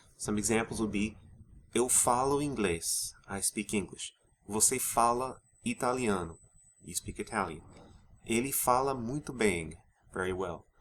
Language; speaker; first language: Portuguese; non-native, fluent; English